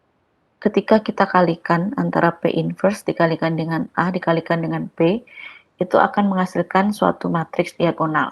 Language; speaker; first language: Indonesian; native; Indonesian